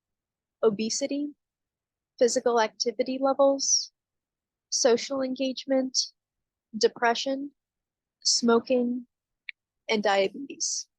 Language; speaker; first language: English; native; English